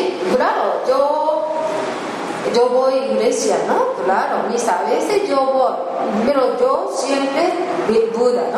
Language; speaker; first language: Spanish; non-native, learner; Japanese